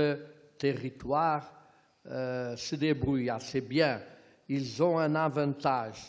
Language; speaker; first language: French; non-native, fluent; Portuguese